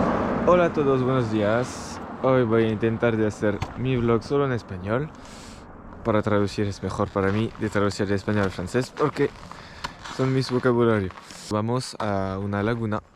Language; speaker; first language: Spanish; non-native, learner; French